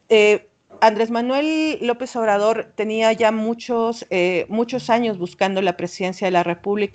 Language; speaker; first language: Spanish; native; Spanish